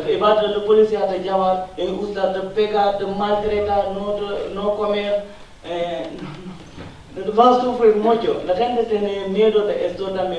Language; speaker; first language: Spanish; non-native, learner; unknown